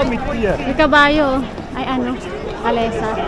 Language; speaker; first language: Filipino; native; Filipino